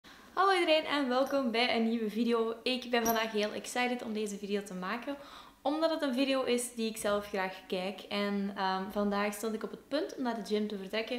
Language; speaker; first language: Dutch; native; Dutch